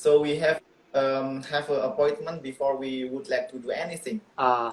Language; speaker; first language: English; non-native, local second language; Indonesian